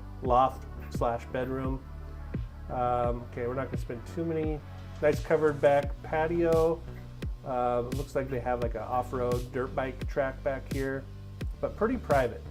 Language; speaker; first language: English; native; English